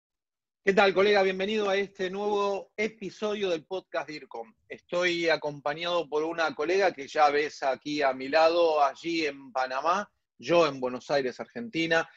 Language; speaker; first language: Spanish; native; Spanish